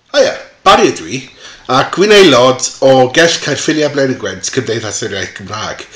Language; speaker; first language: Welsh; non-native, local second language; English